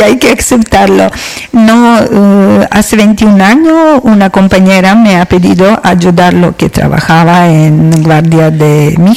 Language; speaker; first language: Spanish; non-native, fluent; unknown